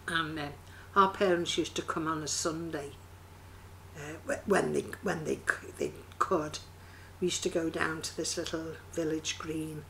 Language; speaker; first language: English; native; English